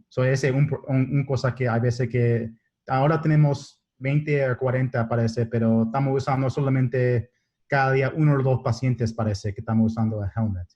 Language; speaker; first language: Spanish; non-native, learner; English